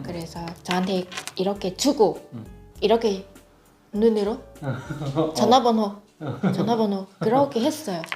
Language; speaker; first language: Korean; non-native, fluent; Vietnamese